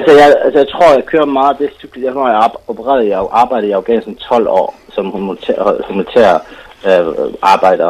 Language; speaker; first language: Danish; non-native, fluent; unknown